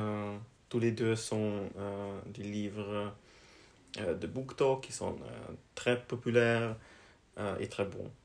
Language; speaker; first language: French; non-native, learner; Hungarian